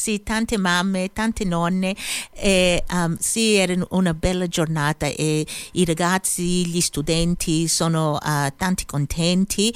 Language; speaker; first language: Italian; early bilingual, heritage; Italian